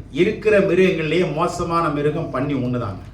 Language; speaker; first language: Tamil; native; Tamil